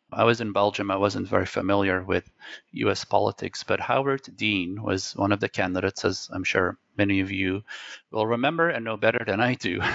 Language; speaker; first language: English; non-native, fluent; Dutch